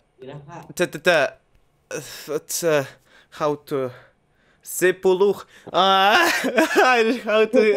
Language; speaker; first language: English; non-native, learner; Russian